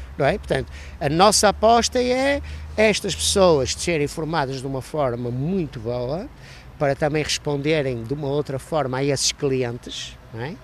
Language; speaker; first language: Portuguese; native; Portuguese